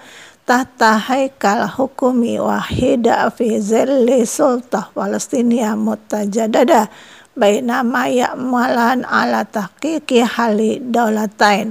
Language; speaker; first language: Arabic; non-native, learner; Indonesian